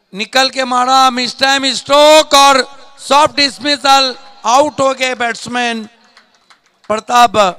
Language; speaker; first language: Hindi; non-native, local second language; Marathi